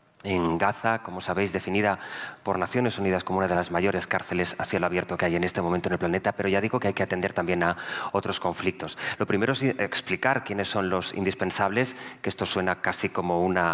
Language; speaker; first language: Spanish; native; Spanish